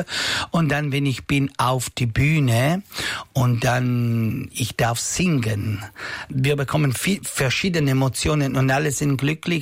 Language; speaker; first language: German; non-native, local second language; Italian